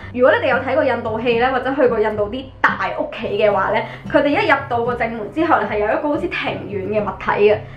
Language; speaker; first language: Cantonese; early bilingual, other home language; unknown